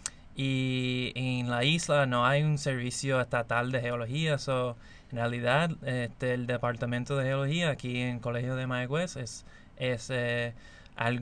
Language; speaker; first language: Spanish; non-native, fluent; English